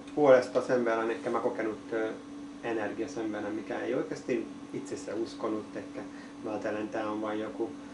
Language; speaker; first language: Finnish; non-native, learner; Hungarian